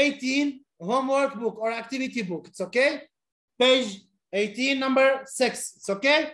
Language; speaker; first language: English; non-native, fluent; Arabic